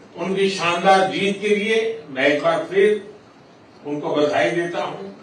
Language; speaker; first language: Hindi; non-native, local second language; Gujarati